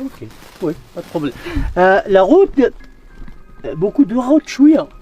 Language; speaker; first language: French; non-native, learner; Berber languages